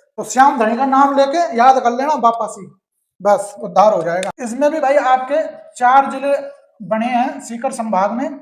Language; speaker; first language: Hindi; native; Hindi